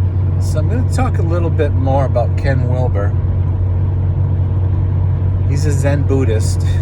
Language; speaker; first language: English; native; English